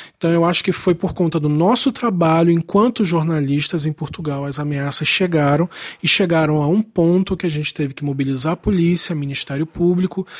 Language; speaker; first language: Portuguese; native; Portuguese